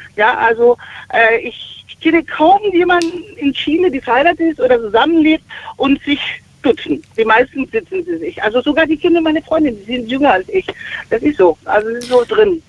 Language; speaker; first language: German; non-native, fluent; Spanish